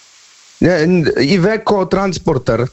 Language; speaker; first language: German; non-native, learner; Polish